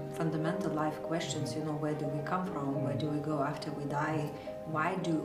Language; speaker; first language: English; non-native, fluent; Lithuanian